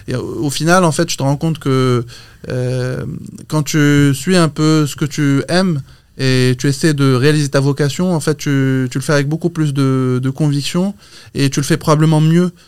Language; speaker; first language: French; non-native, local second language; Arabic